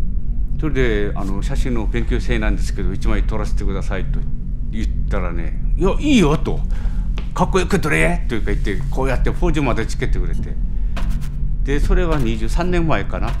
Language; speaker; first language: Japanese; non-native, fluent; Korean